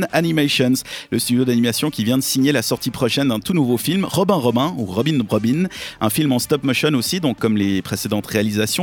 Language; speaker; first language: French; native; French